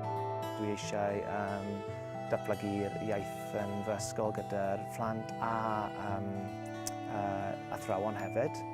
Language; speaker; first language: Welsh; non-native, local second language; English